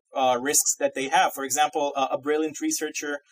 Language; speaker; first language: English; non-native, fluent; Hebrew